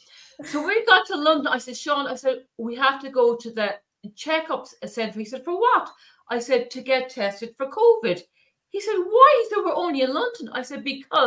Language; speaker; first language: English; native; English